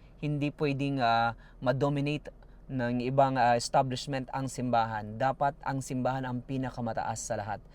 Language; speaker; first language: Filipino; non-native, local second language; Cebuano